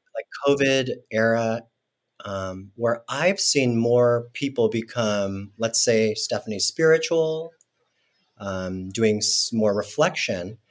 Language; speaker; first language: English; non-native, fluent; Spanish